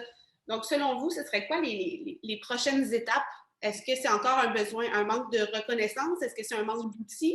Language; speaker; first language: French; native; French